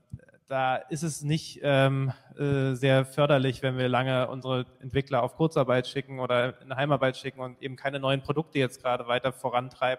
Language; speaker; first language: German; native; German